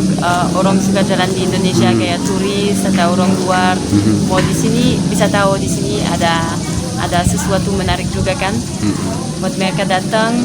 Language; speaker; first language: Indonesian; non-native, fluent; French